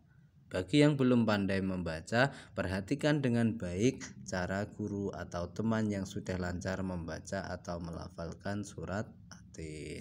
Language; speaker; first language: Indonesian; native; Indonesian